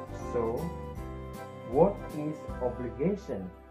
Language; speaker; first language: English; non-native, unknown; Indonesian